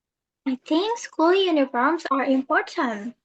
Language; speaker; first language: English; non-native, learner; Indonesian